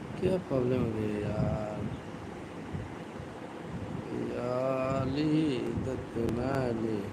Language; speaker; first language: Hindi; non-native, learner; Bangla